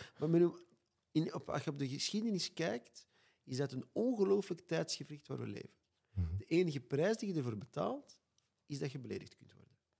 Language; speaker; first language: Dutch; native; Dutch